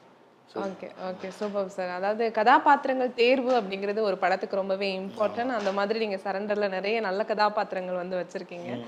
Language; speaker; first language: Tamil; native; Tamil